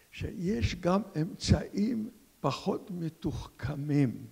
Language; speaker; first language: Hebrew; non-native, fluent; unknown